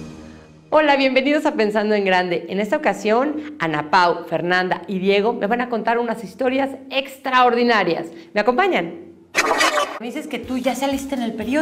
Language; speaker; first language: Spanish; native; Spanish